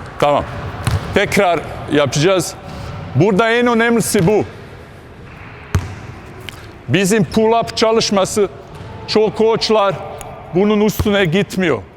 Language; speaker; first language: Turkish; non-native, fluent; Bosnian